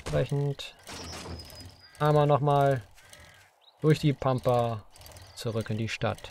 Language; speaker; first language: German; native; German